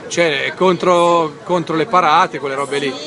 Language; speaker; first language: Italian; native; Italian